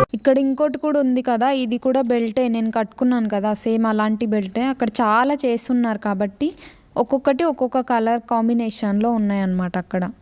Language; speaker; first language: Telugu; non-native, local second language; Lambadi